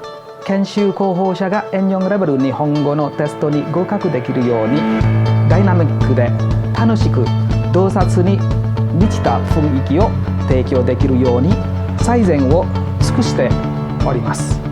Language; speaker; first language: Japanese; non-native, fluent; Indonesian